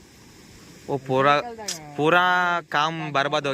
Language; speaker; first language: Hindi; non-native, local second language; Telugu